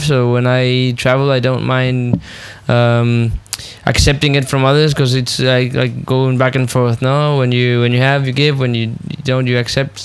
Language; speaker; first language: English; non-native, fluent; Spanish